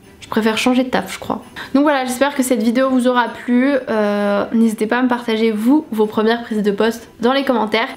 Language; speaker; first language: French; native; French